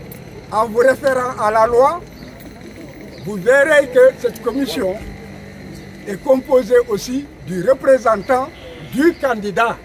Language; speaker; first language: French; non-native, local second language; Wolof